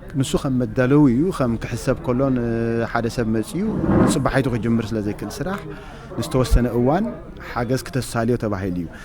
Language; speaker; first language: Tigrinya; native; Tigrinya